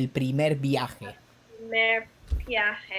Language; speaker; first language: Spanish; non-native, learner; English